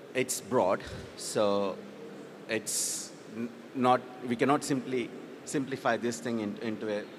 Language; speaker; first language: English; non-native, local second language; Telugu